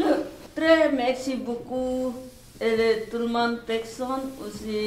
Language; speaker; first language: French; non-native, learner; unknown